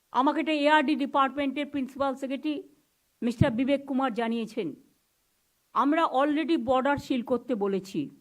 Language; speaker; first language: Bangla; native; Bangla